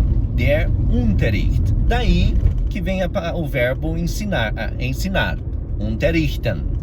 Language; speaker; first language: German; non-native, fluent; Portuguese